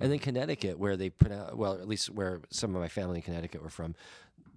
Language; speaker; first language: English; native; English